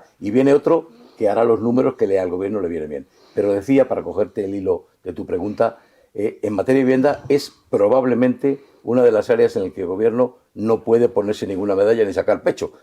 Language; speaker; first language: Spanish; native; Spanish